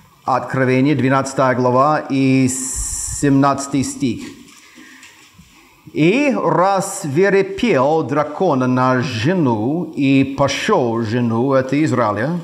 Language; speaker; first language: Russian; non-native, fluent; English